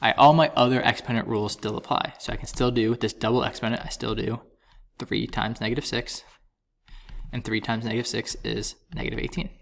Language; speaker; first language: English; native; English